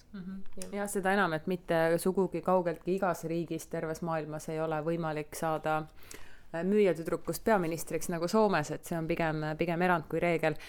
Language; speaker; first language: Estonian; native; Estonian